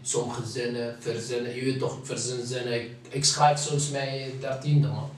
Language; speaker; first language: Dutch; non-native, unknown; Arabic